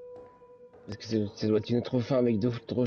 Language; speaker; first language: French; native; French